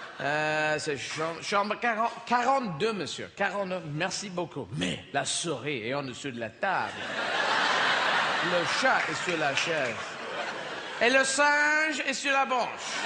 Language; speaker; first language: French; non-native, learner; English